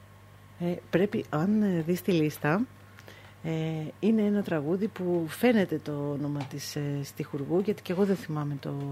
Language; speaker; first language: Greek; native; Greek